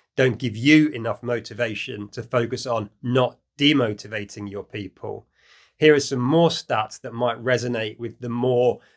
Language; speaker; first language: English; native; English